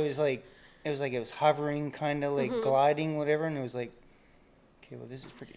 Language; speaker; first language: English; native; English